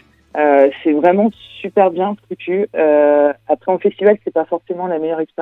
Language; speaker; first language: French; native; French